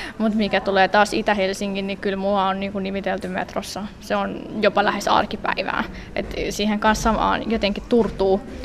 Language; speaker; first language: Finnish; early bilingual, other home language; Somali